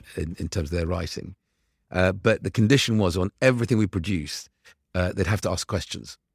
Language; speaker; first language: English; early bilingual, other home language; Arabic